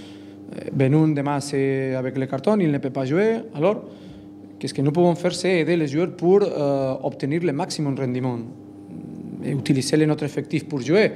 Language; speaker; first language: French; non-native, learner; Spanish